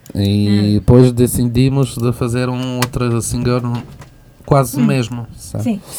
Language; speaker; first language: Portuguese; non-native, fluent; French